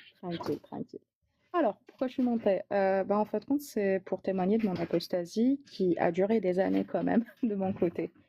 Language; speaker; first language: French; non-native, local second language; Arabic